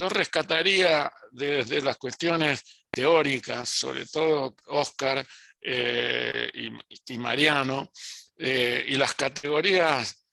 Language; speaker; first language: Spanish; native; Spanish